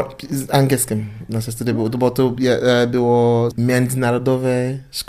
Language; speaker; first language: Polish; non-native, learner; English